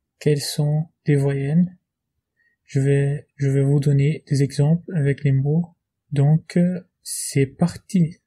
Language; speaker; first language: French; non-native, fluent; Portuguese